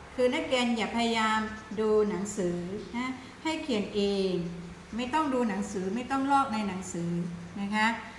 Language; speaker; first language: Thai; non-native, local second language; Pattani Malay